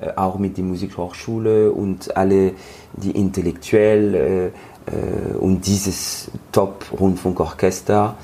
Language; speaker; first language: German; non-native, learner; French